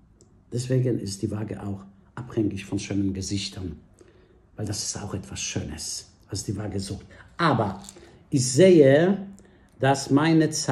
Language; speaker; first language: German; non-native, fluent; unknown